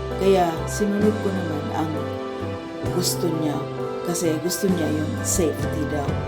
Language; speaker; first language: Filipino; non-native, local second language; Cebuano